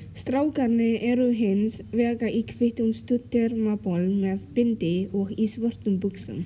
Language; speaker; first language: Icelandic; early bilingual, other home language; Vietnamese